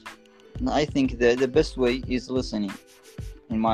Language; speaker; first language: English; non-native, fluent; Arabic